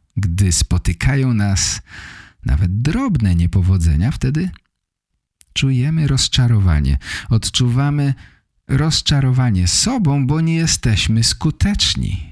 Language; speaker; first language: Polish; native; Polish